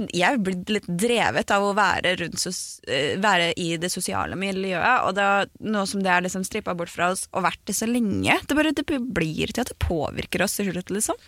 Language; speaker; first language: Norwegian; native; Norwegian